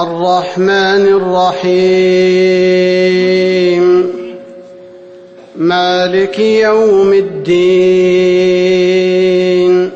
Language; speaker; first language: Arabic; native; Arabic